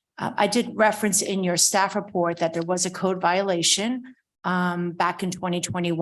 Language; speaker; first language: English; native; English